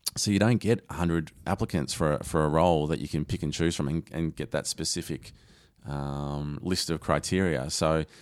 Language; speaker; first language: English; native; English